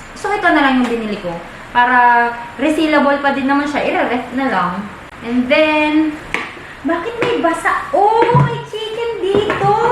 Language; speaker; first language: Filipino; non-native, local second language; Iloko